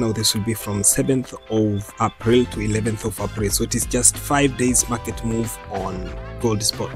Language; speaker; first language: English; non-native, local second language; Swahili